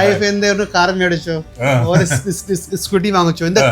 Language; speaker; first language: Malayalam; non-native, learner; Kannada